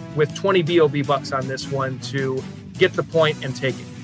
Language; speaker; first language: English; native; English